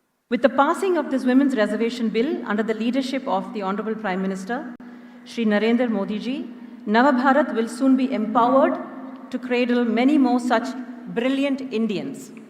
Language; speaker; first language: English; non-native, local second language; Malayalam